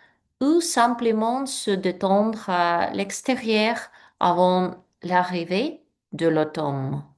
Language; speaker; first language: French; non-native, learner; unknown